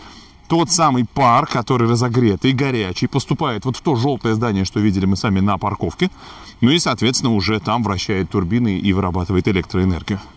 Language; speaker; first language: Russian; native; Russian